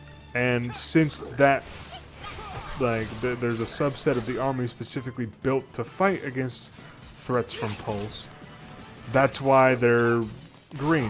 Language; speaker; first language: English; native; English